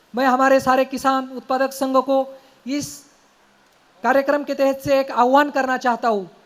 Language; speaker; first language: Hindi; non-native, local second language; Marathi